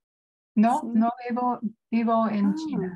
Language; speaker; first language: Spanish; non-native, learner; English